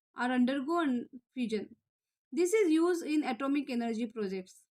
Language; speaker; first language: English; non-native, local second language; Marathi